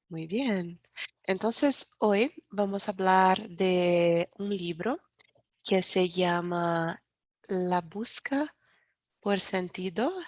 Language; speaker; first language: Spanish; non-native, learner; Portuguese